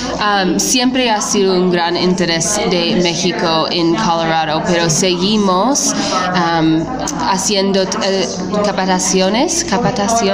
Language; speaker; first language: Spanish; non-native, fluent; English